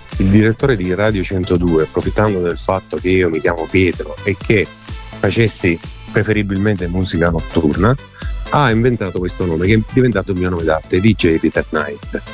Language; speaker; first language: Italian; native; Italian